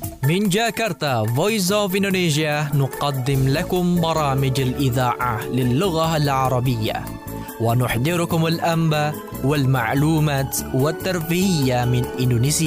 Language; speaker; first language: Arabic; non-native, fluent; Indonesian